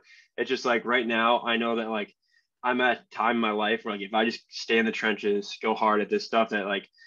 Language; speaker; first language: English; native; English